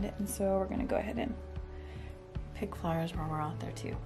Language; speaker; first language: English; native; English